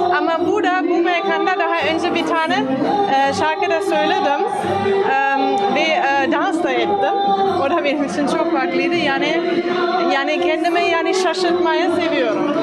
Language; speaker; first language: Turkish; non-native, fluent; German